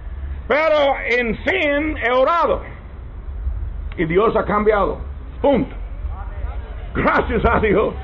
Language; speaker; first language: Spanish; non-native, fluent; English